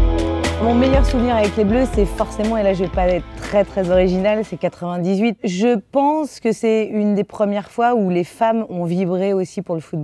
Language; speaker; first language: French; native; French